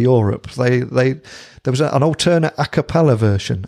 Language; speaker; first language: English; native; English